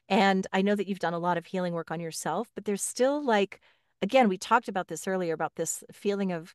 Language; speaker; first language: English; native; English